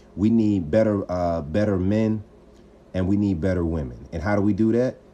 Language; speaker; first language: English; native; English